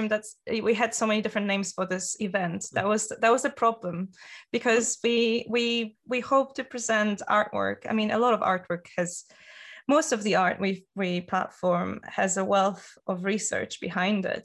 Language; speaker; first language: English; non-native, fluent; Polish